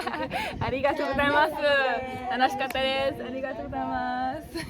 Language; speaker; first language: Japanese; non-native, learner; German